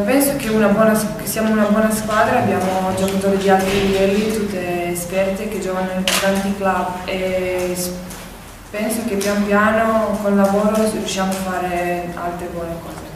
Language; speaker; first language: Italian; non-native, fluent; Croatian